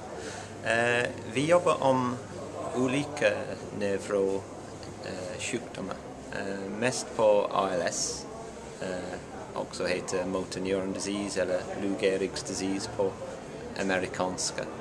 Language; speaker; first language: Swedish; non-native, learner; English